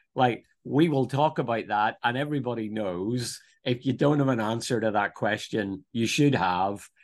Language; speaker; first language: English; native; English